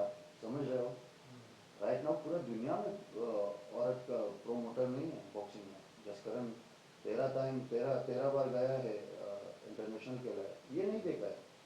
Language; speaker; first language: Hindi; non-native, fluent; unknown